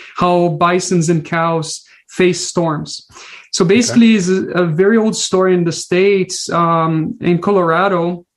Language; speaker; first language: English; non-native, fluent; Portuguese